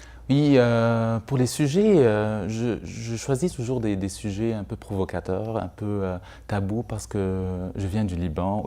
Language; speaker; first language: French; non-native, local second language; Arabic